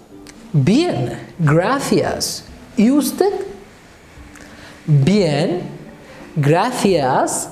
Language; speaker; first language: Spanish; non-native, fluent; Malayalam